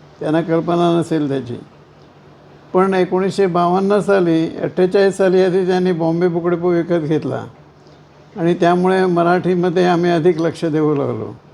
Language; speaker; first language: Marathi; non-native, local second language; Konkani